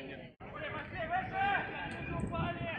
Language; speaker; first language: Russian; native; Russian